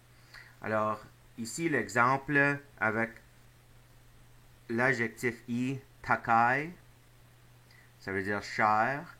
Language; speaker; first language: French; non-native, fluent; English